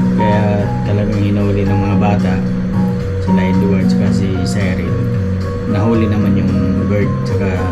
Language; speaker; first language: Filipino; non-native, local second language; Hiligaynon